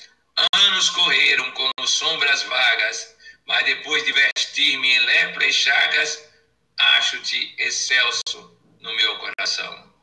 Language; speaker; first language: Portuguese; native; Portuguese